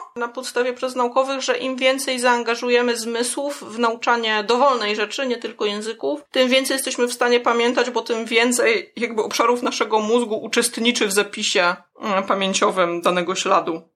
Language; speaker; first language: Polish; non-native, fluent; English